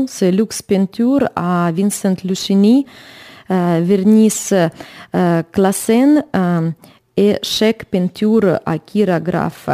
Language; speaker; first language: French; non-native, learner; Ukrainian